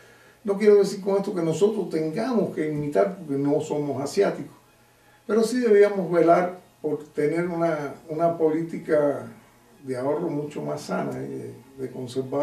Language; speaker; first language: Spanish; native; Spanish